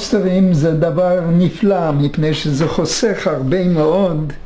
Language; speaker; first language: Hebrew; non-native, fluent; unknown